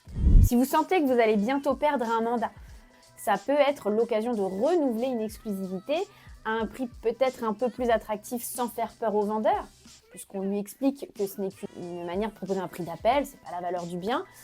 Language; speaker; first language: French; native; French